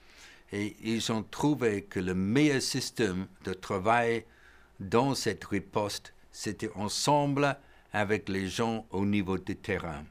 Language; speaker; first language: French; non-native, fluent; English